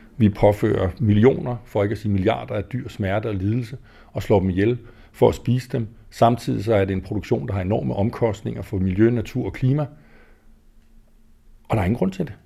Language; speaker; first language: Danish; native; Danish